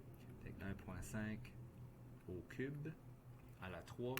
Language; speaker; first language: French; native; French